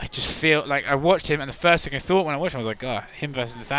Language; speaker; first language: English; native; English